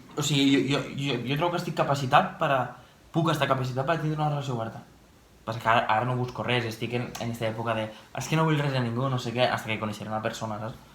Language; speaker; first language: Catalan; native; Catalan